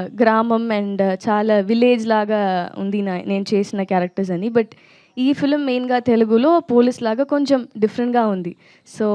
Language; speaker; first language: Telugu; non-native, learner; Tamil